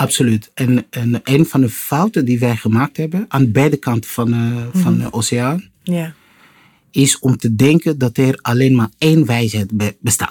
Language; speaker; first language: Dutch; non-native, fluent; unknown